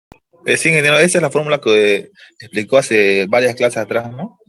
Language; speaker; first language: Spanish; native; Spanish